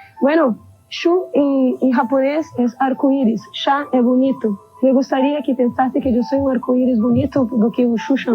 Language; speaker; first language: Spanish; non-native, learner; Portuguese